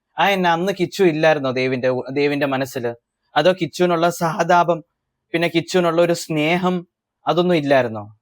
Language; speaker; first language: Malayalam; early bilingual, heritage; Malayalam